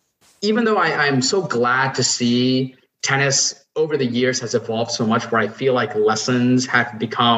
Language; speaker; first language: English; non-native, local second language; Nepali